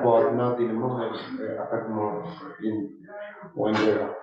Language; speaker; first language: English; non-native, learner; Spanish